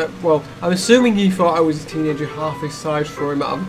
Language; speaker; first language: English; native; English